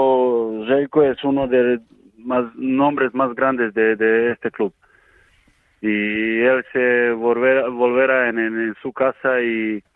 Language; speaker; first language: Spanish; non-native, learner; Serbian